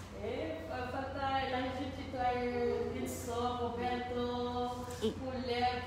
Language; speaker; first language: Portuguese; non-native, learner; Spanish